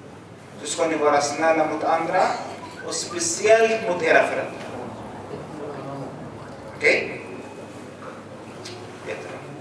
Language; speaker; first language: Swedish; early bilingual, other home language; Arabic